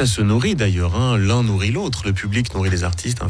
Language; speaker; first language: French; native; French